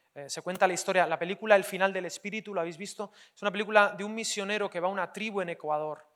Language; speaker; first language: Spanish; native; Spanish